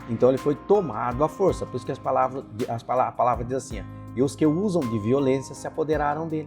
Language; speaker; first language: Portuguese; native; Portuguese